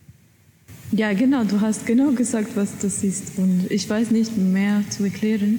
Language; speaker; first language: German; non-native, learner; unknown